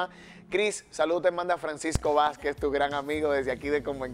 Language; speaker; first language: Spanish; native; Spanish